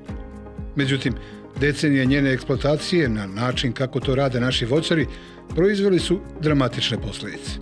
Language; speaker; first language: Serbian; native; Serbian